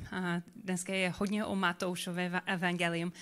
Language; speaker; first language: Czech; non-native, learner; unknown